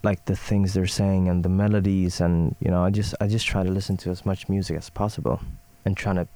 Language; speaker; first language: English; non-native, fluent; Swedish